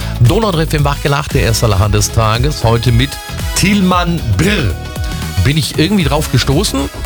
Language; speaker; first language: German; native; German